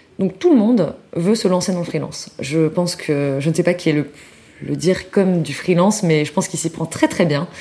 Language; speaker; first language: French; native; French